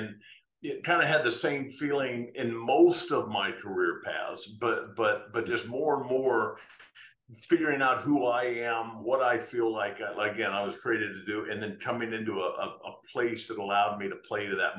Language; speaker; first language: English; native; English